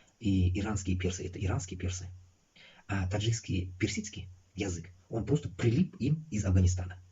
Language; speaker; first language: Russian; non-native, local second language; Uzbek